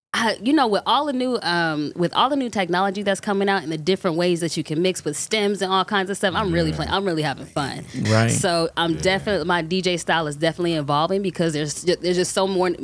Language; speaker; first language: English; native; English